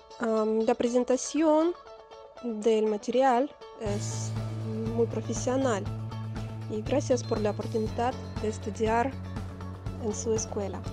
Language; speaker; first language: Spanish; non-native, fluent; Russian